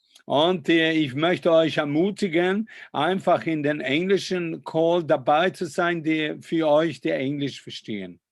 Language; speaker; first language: German; non-native, fluent; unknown